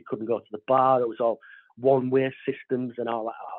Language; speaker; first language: English; native; English